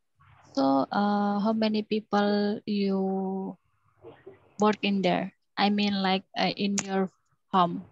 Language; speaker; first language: English; non-native, learner; Indonesian